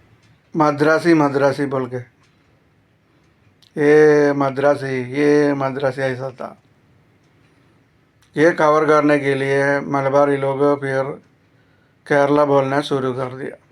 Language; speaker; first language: Hindi; non-native, local second language; Malayalam